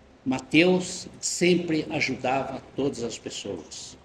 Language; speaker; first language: Portuguese; native; Portuguese